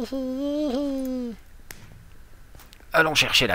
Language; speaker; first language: French; native; French